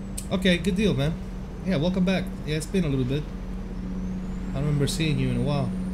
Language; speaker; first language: English; early bilingual, other home language; Italian